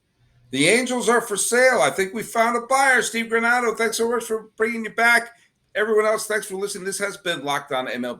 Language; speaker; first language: English; native; English